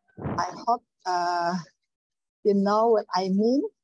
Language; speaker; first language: English; non-native, learner; Indonesian